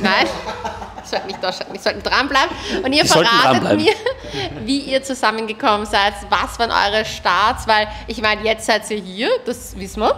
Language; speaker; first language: German; native; German